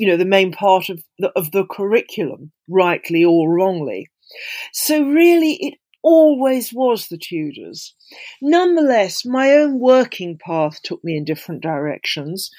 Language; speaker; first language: English; native; English